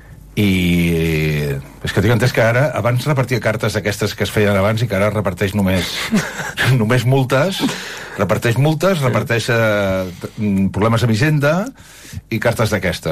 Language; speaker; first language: Catalan; native; Catalan